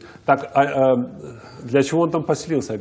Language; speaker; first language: Russian; native; Russian